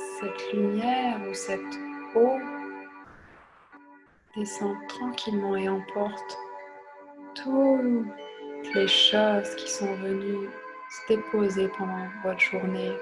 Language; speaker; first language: French; native; French